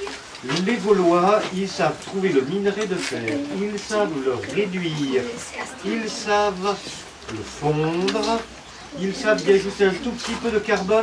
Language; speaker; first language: French; native; French